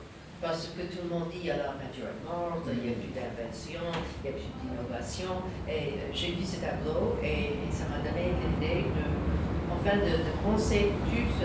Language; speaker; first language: French; non-native, fluent; English